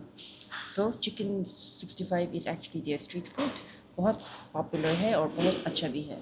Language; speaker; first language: Hindi; non-native, learner; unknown